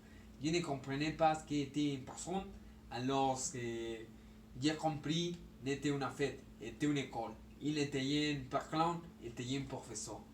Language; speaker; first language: French; non-native, learner; Spanish